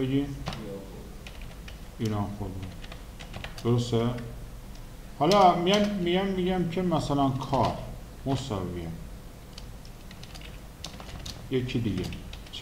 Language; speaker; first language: Persian; native; Persian